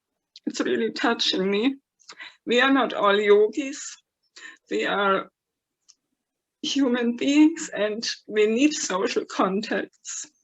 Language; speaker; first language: English; non-native, fluent; German